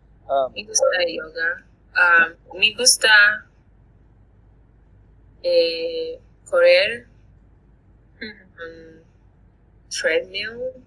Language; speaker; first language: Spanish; non-native, learner; English